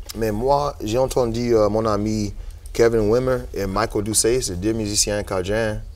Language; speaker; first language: French; non-native, local second language; English